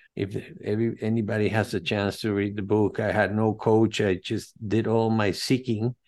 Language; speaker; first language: English; non-native, fluent; Spanish